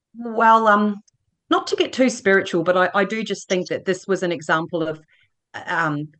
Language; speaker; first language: English; native; English